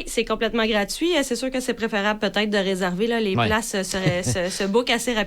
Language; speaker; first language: French; native; French